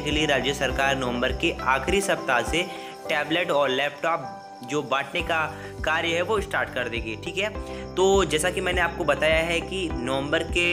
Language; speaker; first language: Hindi; native; Hindi